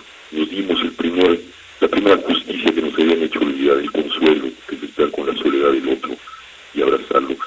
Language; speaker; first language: Spanish; native; Spanish